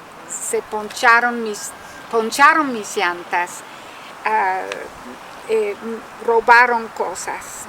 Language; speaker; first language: Spanish; non-native, fluent; English